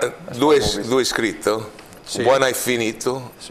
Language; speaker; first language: Italian; non-native, learner; English